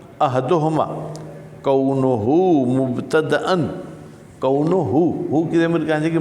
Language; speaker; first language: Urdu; non-native, local second language; Sindhi